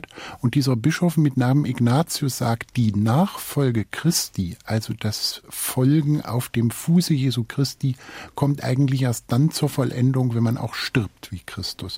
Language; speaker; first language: German; native; German